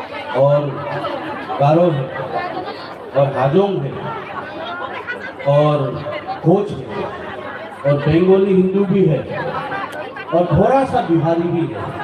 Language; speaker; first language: Hindi; non-native, local second language; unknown